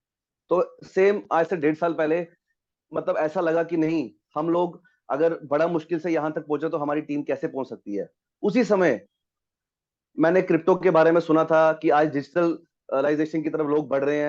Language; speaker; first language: Hindi; native; Hindi